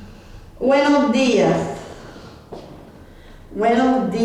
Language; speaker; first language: Spanish; non-native, learner; English